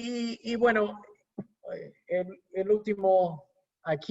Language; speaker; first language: Spanish; non-native, fluent; English